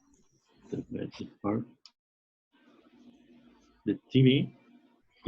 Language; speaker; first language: English; non-native, learner; Spanish